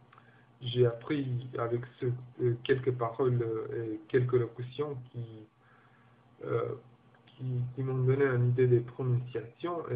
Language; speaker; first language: French; non-native, learner; Romanian